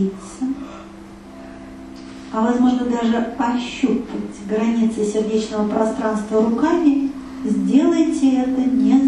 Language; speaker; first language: Russian; native; Russian